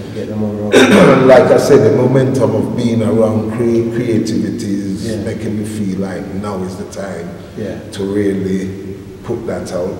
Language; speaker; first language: English; native; English